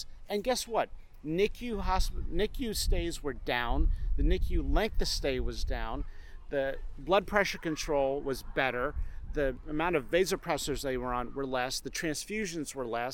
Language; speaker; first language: English; native; English